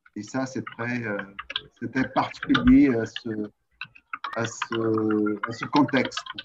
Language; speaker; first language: French; non-native, fluent; Portuguese